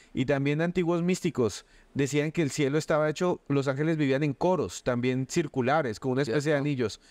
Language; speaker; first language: Spanish; native; Spanish